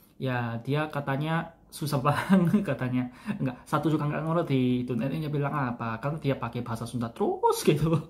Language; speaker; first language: Indonesian; non-native, fluent; Korean